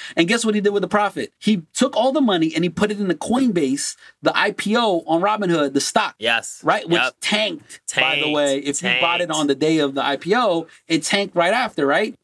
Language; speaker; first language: English; non-native, fluent; Portuguese